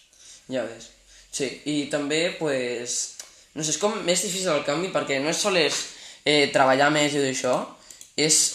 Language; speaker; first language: Catalan; non-native, local second language; Spanish